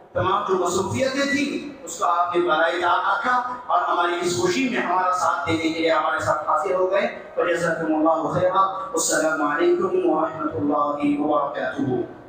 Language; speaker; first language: Urdu; native; Urdu